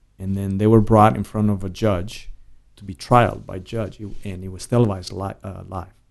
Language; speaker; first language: English; non-native, fluent; Romanian